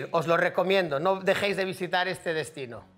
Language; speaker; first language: Spanish; native; Spanish